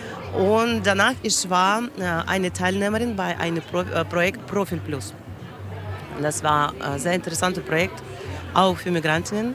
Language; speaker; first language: German; non-native, learner; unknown